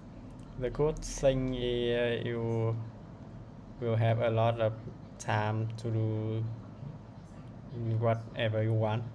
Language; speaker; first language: English; non-native, learner; Vietnamese